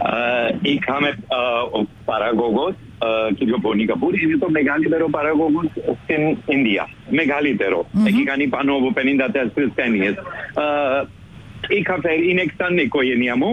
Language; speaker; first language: Greek; non-native, fluent; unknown